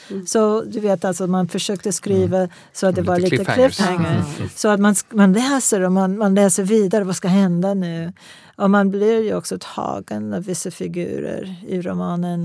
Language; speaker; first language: Swedish; non-native, fluent; English